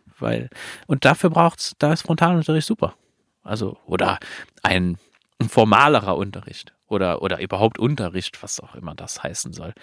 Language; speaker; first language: German; non-native, fluent; Luxembourgish